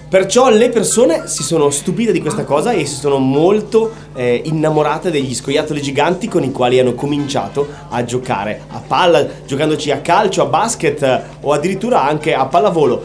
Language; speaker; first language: Italian; native; Italian